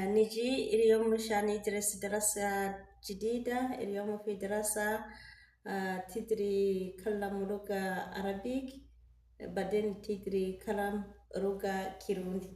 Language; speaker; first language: Arabic; non-native, learner; Rundi